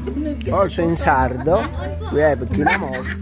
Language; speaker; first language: English; non-native, learner; Italian